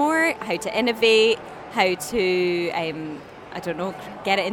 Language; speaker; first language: English; native; English